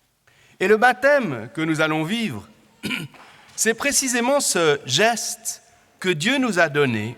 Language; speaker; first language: French; native; French